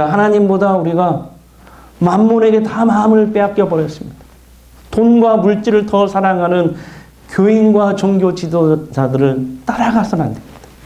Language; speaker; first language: Korean; native; Korean